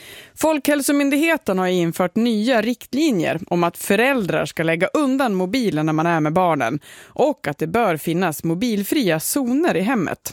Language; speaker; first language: Swedish; native; Swedish